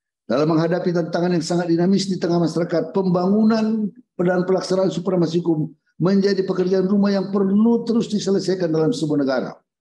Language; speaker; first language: Indonesian; native; Indonesian